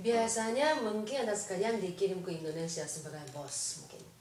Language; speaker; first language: Indonesian; non-native, fluent; Japanese